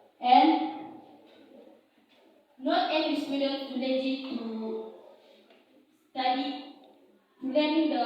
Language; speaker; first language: English; non-native, learner; Indonesian